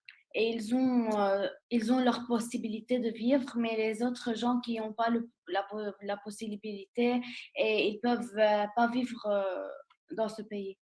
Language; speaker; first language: French; non-native, local second language; Arabic